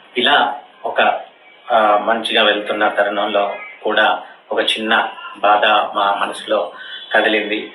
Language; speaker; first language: Telugu; native; Telugu